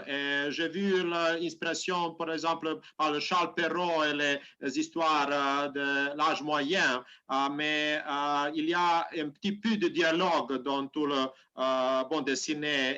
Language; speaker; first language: French; non-native, learner; Serbian